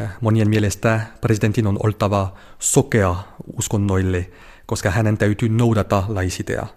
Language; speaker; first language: Finnish; non-native, fluent; French